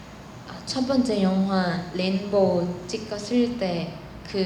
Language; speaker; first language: Korean; non-native, learner; Thai